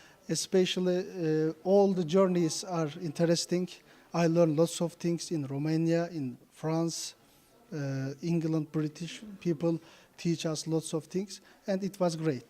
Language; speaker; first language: English; non-native, fluent; Turkish